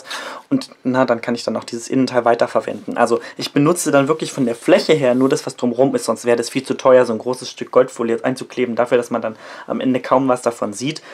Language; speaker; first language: German; native; German